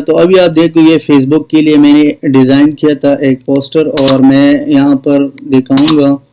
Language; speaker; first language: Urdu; non-native, local second language; Pashto